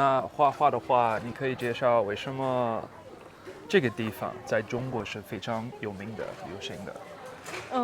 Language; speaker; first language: Chinese; non-native, fluent; English